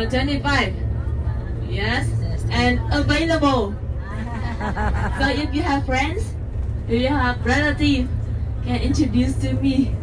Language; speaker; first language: English; non-native, learner; Vietnamese